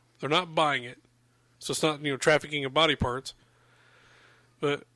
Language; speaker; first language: English; native; English